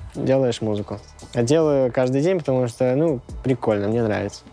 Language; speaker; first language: Russian; native; Russian